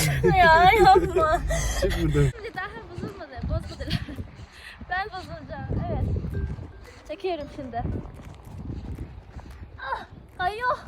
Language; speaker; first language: Turkish; non-native, fluent; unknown